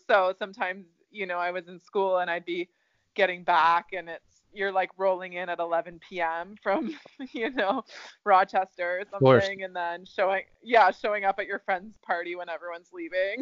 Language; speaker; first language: English; native; English